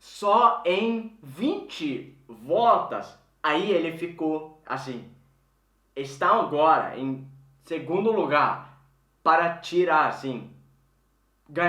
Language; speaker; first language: Portuguese; non-native, fluent; Swedish